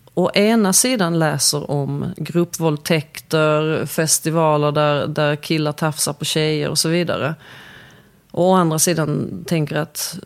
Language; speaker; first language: Swedish; early bilingual, other home language; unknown